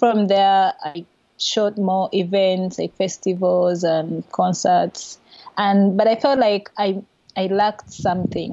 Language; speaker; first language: English; non-native, local second language; Ganda